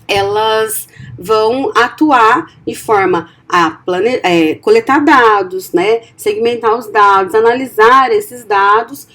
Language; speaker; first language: Portuguese; native; Portuguese